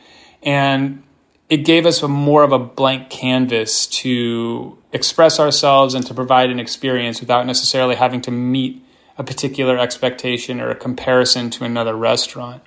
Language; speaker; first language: English; native; English